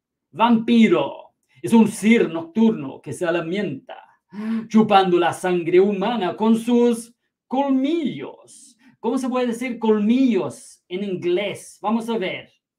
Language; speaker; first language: Spanish; non-native, fluent; English